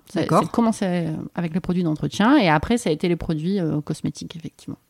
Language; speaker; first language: French; native; French